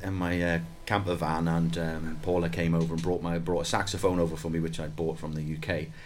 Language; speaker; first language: English; native; English